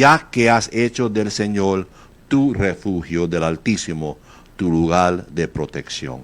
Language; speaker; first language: Spanish; native; Spanish